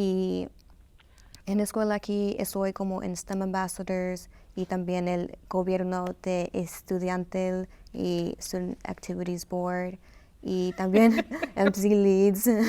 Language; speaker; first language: Spanish; early bilingual, heritage; Spanish